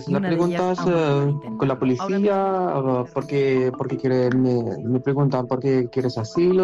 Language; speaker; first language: Spanish; non-native, learner; Arabic